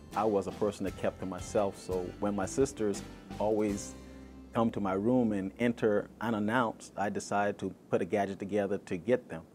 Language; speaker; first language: English; native; English